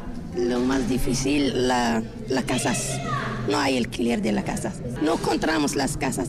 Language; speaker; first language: Spanish; non-native, learner; Arabic